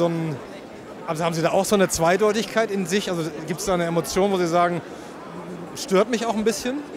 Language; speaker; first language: German; native; German